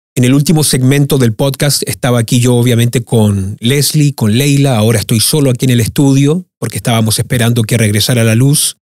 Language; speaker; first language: Spanish; early bilingual, heritage; Spanish